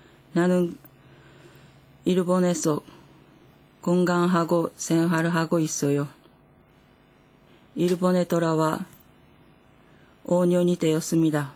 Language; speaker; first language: Korean; non-native, fluent; Japanese